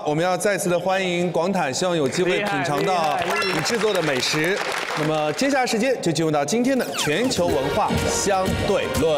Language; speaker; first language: Chinese; native; Chinese